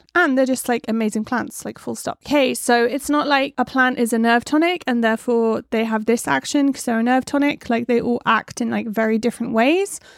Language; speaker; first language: English; native; English